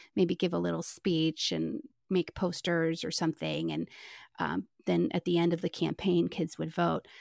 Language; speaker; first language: English; native; English